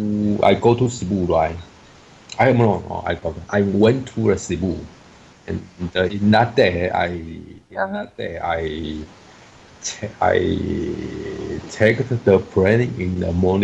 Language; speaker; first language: English; non-native, learner; Chinese